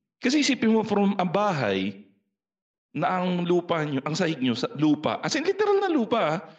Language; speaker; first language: Filipino; native; Filipino